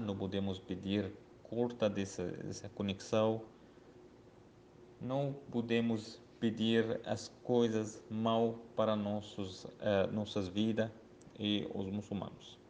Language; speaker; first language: Portuguese; non-native, learner; Arabic